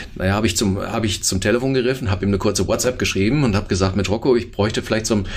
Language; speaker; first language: German; native; German